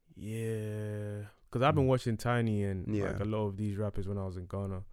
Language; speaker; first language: English; non-native, local second language; Akan